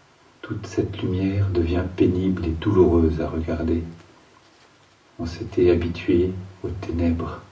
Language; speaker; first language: French; native; French